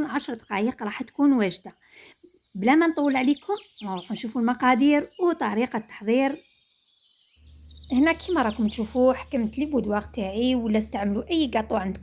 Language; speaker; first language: Arabic; native; Arabic